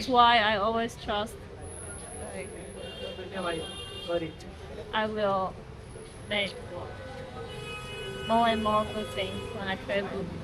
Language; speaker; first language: English; non-native, learner; Chinese